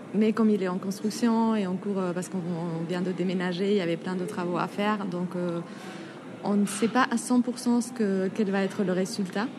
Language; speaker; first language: French; non-native, fluent; Spanish